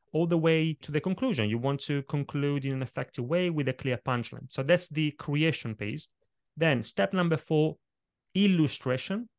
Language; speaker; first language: English; non-native, fluent; Italian